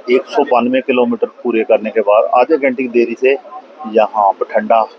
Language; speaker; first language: Hindi; non-native, local second language; Punjabi